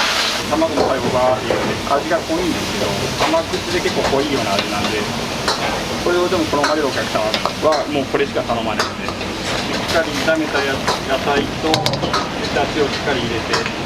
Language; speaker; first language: Japanese; native; Japanese